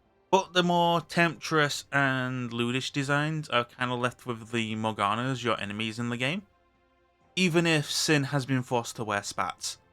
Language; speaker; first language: English; native; English